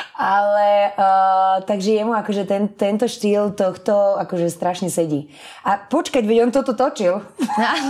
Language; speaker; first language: Slovak; early bilingual, other home language; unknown